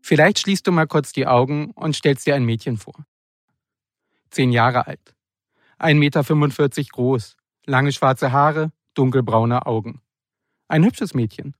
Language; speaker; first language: German; native; German